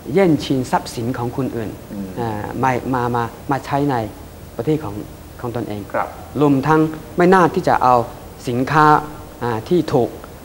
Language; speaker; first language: Thai; non-native, fluent; Chinese